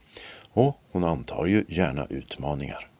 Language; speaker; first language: Swedish; native; Swedish